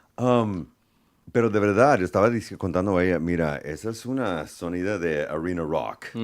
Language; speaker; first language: Spanish; non-native, learner; English